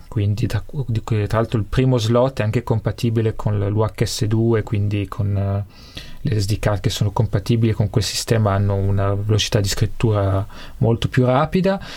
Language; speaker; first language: Italian; native; Italian